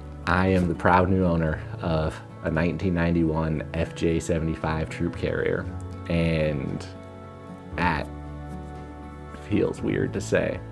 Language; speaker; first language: English; native; English